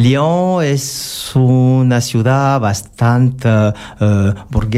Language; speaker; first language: Catalan; non-native, learner; French